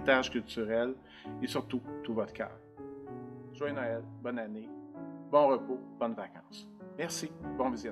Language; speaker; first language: French; native; French